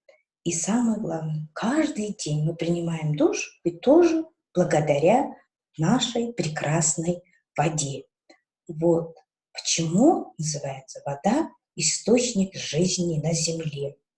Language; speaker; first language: Russian; non-native, local second language; Kazakh